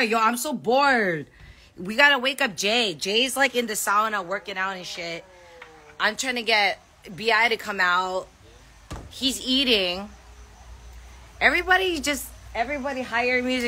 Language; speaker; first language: English; native; English